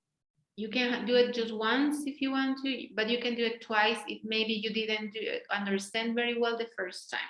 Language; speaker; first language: English; non-native, fluent; Spanish